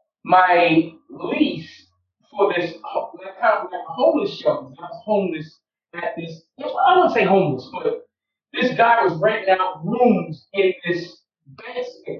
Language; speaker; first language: English; native; English